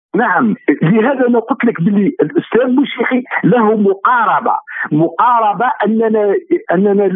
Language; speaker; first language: Arabic; native; Arabic